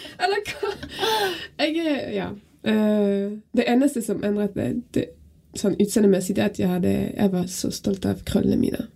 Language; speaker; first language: Norwegian; non-native, fluent; French